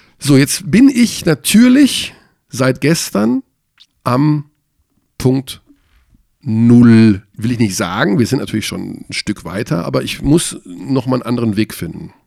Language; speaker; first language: German; native; German